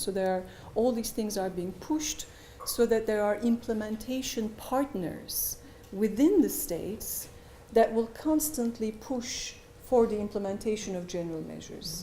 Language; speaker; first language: English; non-native, fluent; Turkish